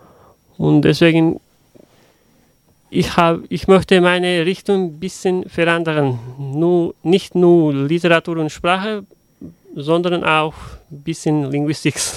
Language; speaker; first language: German; non-native, learner; Uzbek